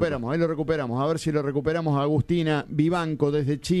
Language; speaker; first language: Spanish; native; Spanish